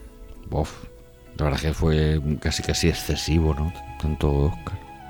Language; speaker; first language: Spanish; native; Spanish